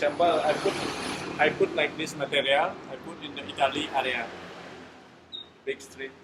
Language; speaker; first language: English; non-native, learner; Indonesian